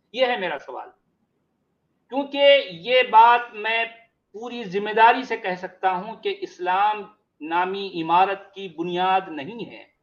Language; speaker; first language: Hindi; native; Hindi